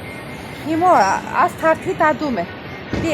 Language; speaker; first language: Greek; non-native, learner; Armenian